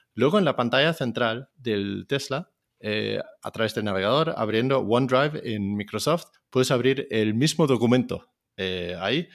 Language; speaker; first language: Spanish; non-native, fluent; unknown